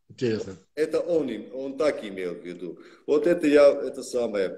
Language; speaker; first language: Russian; non-native, local second language; Armenian